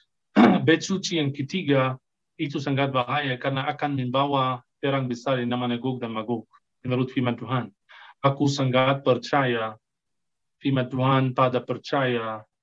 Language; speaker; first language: Indonesian; non-native, fluent; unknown